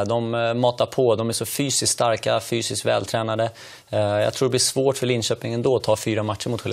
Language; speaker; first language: Swedish; native; Swedish